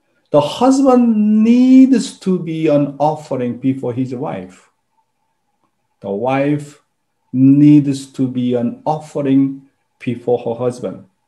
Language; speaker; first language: English; non-native, fluent; Korean